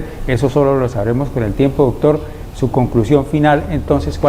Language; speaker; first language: Spanish; native; Spanish